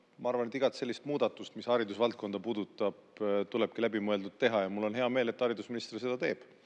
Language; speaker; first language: Estonian; native; Estonian